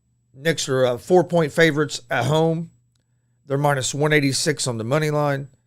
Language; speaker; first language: English; native; English